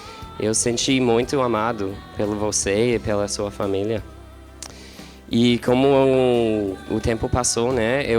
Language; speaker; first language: Portuguese; non-native, learner; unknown